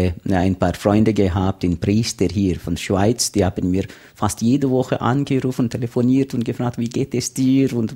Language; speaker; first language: German; non-native, learner; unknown